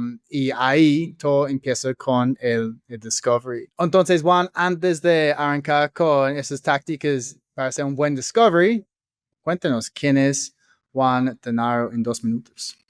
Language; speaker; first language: Spanish; non-native, fluent; English